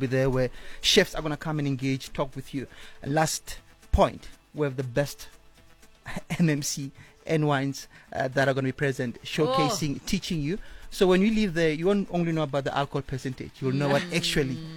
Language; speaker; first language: English; non-native, local second language; Tsonga